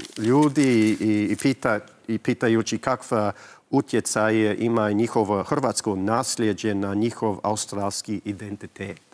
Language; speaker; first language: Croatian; early bilingual, heritage; English